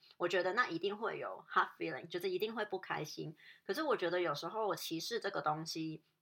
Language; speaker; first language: Chinese; non-native, local second language; Cantonese